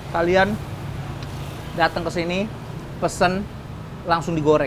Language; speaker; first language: Indonesian; native; Indonesian